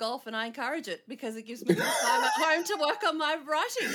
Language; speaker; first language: English; native; English